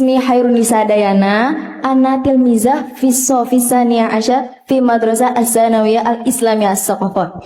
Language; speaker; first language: Arabic; non-native, learner; Indonesian